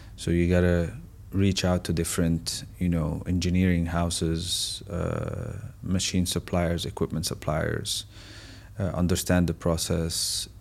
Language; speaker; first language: English; non-native, fluent; Arabic